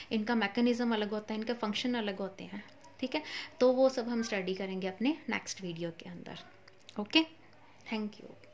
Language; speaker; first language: Hindi; non-native, local second language; Punjabi